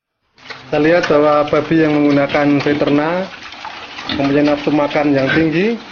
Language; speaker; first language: Indonesian; native; Indonesian